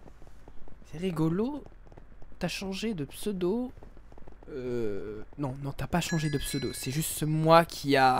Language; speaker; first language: French; native; French